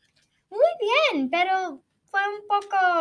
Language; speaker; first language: Spanish; non-native, learner; English